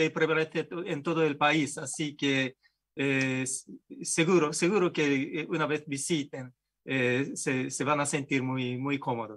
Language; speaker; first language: Spanish; non-native, fluent; Japanese